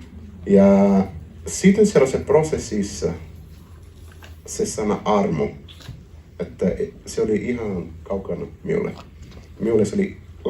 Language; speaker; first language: Finnish; non-native, learner; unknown